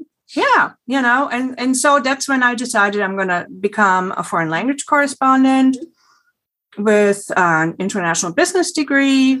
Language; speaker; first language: English; non-native, fluent; German